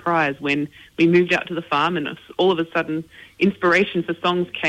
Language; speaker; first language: English; native; English